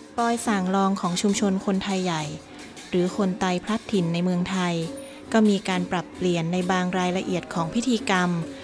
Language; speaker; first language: Thai; native; Thai